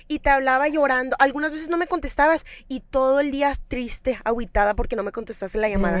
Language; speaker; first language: Spanish; early bilingual, heritage; Spanish